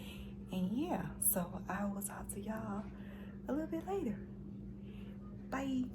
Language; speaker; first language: English; native; English